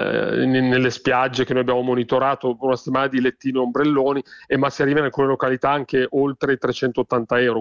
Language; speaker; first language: Italian; native; Italian